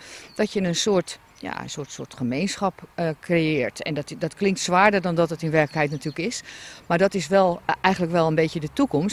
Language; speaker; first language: Dutch; native; Dutch